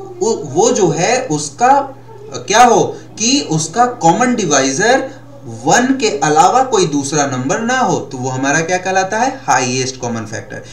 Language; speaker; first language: Hindi; native; Hindi